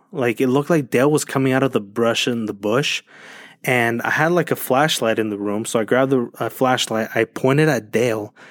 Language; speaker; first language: English; early bilingual, other home language; Spanish